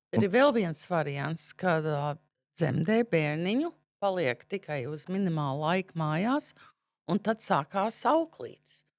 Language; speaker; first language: Latvian; early bilingual, heritage; Latvian